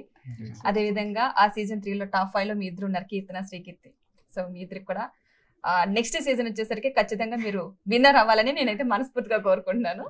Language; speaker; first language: Telugu; native; Telugu